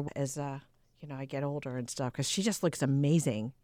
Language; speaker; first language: English; early bilingual, other home language; Filipino